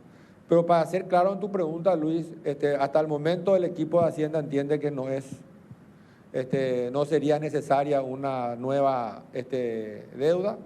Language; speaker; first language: Spanish; native; Spanish